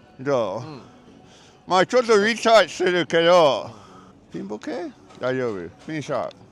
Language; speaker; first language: Japanese; non-native, learner; English